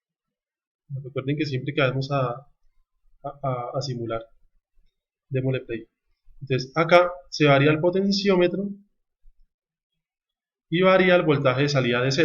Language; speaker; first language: Spanish; native; Spanish